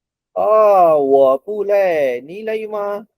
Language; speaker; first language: Chinese; non-native, fluent; Hindi